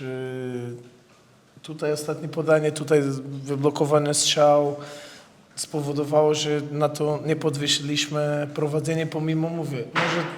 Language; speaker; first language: Polish; non-native, fluent; Portuguese